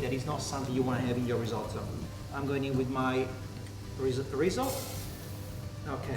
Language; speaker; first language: English; non-native, fluent; Italian